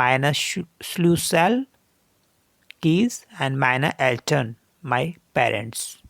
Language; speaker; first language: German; non-native, fluent; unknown